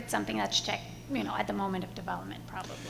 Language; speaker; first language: English; native; English